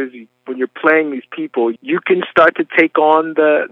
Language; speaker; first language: English; native; English